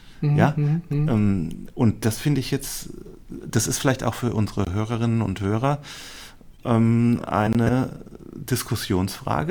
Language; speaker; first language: German; native; German